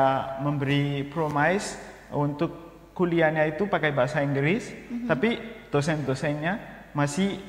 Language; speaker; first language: Indonesian; non-native, fluent; Malagasy